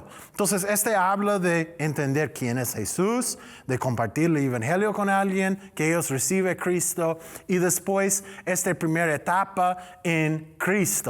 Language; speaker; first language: Spanish; non-native, learner; English